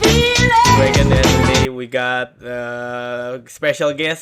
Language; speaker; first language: English; non-native, learner; Indonesian